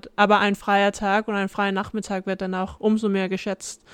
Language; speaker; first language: German; early bilingual, heritage; Danish